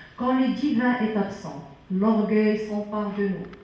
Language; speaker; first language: French; non-native, local second language; Arabic